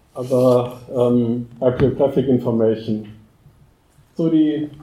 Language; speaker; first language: English; non-native, fluent; German